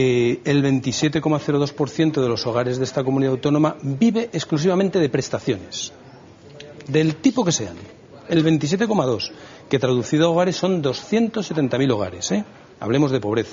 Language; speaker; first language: Spanish; native; Spanish